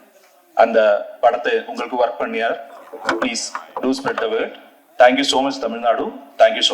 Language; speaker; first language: Tamil; non-native, learner; Malayalam